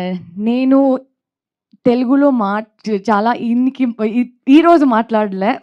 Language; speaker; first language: Telugu; non-native, learner; Kannada